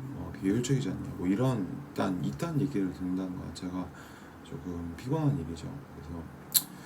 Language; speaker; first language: Korean; native; Korean